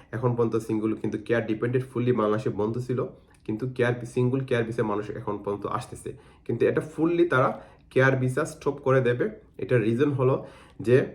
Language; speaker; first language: Bangla; non-native, local second language; Sylheti